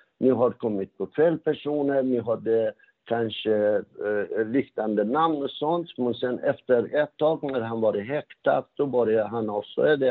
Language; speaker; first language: Swedish; non-native, fluent; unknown